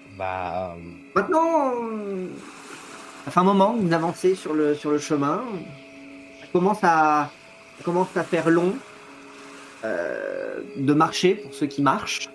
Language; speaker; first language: French; native; French